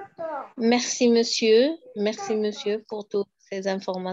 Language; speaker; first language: French; non-native, learner; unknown